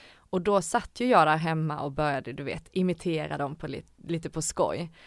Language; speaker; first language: Swedish; native; Swedish